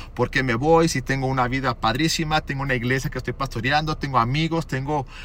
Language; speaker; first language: Spanish; early bilingual, other home language; English